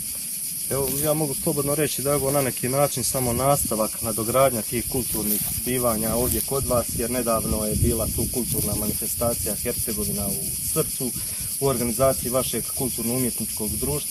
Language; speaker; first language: Bosnian; native; Bosnian